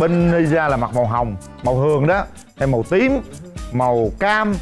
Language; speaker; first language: Vietnamese; native; Vietnamese